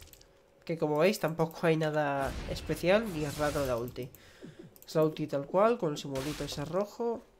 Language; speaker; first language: Spanish; native; Spanish